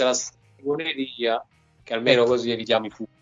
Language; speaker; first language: Italian; native; Italian